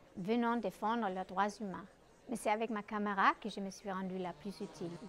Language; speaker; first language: French; non-native, fluent; Danish